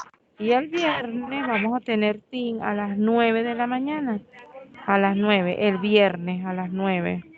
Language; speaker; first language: Spanish; native; Spanish